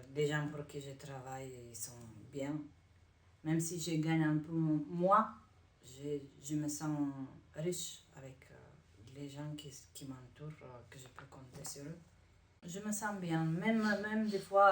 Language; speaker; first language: French; non-native, fluent; Bulgarian